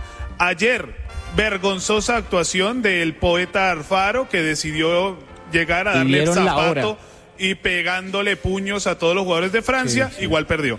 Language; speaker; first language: Spanish; native; Spanish